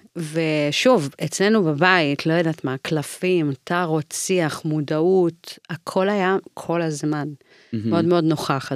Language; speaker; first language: Hebrew; early bilingual, other home language; English